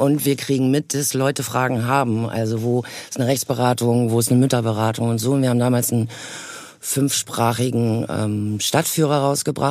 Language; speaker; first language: German; native; German